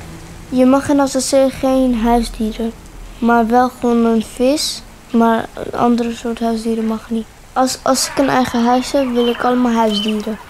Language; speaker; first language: Dutch; early bilingual, other home language; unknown